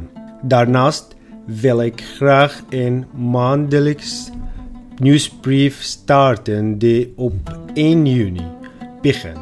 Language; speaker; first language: Dutch; non-native, fluent; Arabic